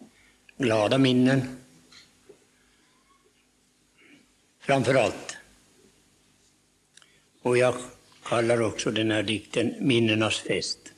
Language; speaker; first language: Swedish; native; Swedish